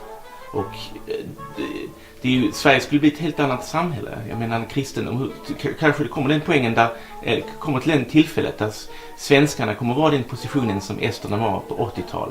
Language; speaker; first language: Swedish; native; Swedish